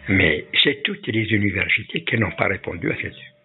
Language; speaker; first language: French; non-native, local second language; Kabyle